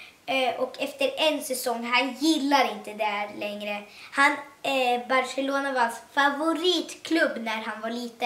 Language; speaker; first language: Swedish; early bilingual, other home language; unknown